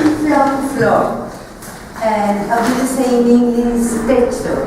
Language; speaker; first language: English; non-native, fluent; Spanish